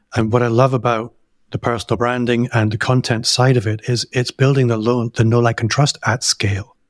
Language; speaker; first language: English; native; English